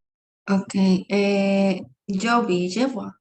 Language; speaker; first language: French; non-native, learner; Spanish